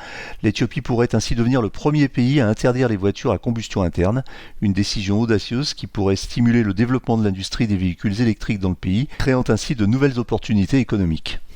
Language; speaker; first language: French; native; French